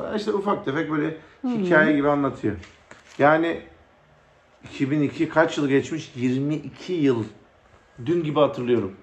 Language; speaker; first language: Turkish; native; Turkish